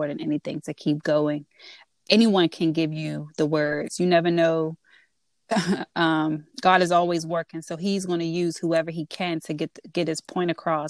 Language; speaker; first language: English; native; English